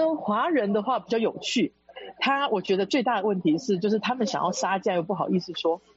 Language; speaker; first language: Chinese; early bilingual, heritage; Chinese